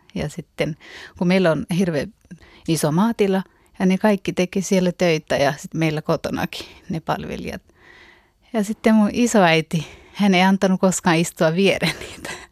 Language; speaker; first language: Finnish; non-native, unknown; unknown